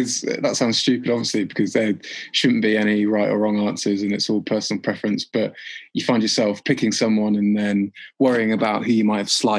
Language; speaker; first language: English; native; English